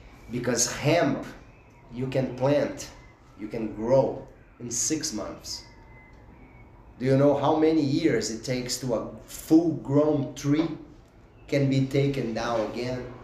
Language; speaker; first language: English; non-native, fluent; Portuguese